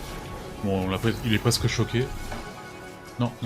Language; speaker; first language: French; native; French